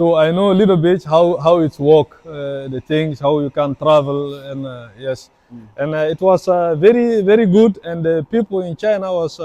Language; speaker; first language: English; non-native, learner; French